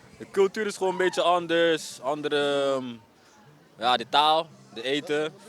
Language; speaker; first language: Dutch; non-native, fluent; English